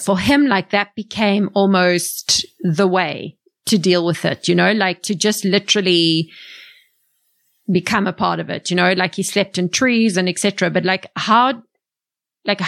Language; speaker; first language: English; native; English